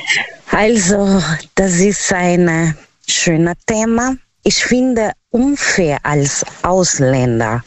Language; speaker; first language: German; non-native, learner; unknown